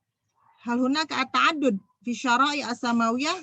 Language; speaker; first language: Arabic; non-native, fluent; Indonesian